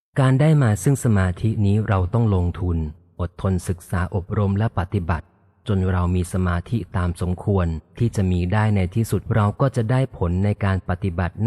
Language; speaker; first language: Thai; native; Thai